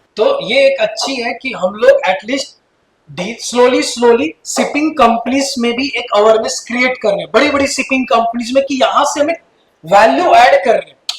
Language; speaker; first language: Hindi; native; Hindi